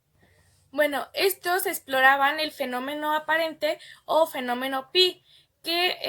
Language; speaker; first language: Spanish; native; Spanish